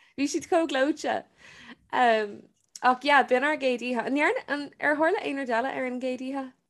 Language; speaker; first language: Irish; non-native, local second language; English